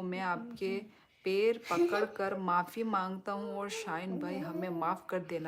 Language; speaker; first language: Hindi; non-native, local second language; Kok Borok